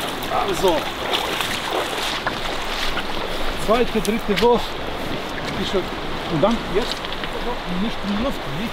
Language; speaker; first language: German; non-native, learner; Slovenian